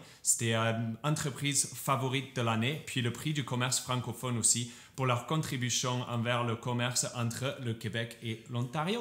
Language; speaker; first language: French; native; French